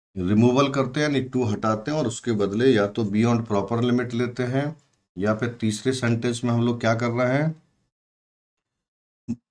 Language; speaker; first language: Hindi; native; Hindi